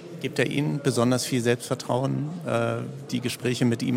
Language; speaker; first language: German; native; German